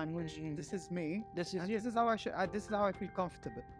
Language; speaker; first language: English; non-native, fluent; Arabic